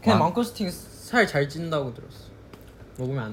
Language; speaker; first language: Korean; non-native, fluent; Chinese